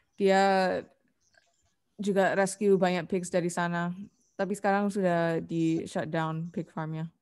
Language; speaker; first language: Indonesian; non-native, learner; English